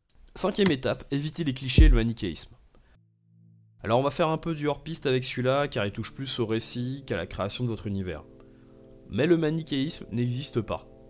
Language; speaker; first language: French; native; French